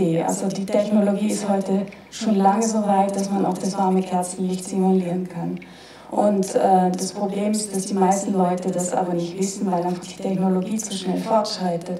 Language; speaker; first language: German; native; German